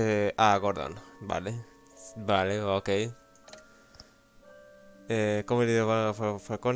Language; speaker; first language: Spanish; native; Spanish